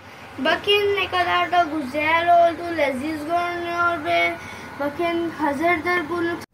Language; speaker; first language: Turkish; non-native, fluent; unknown